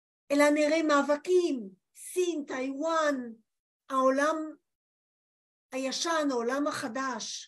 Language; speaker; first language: Hebrew; non-native, fluent; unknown